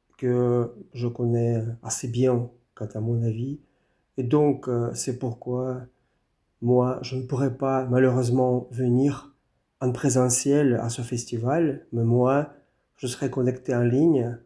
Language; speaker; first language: French; non-native, fluent; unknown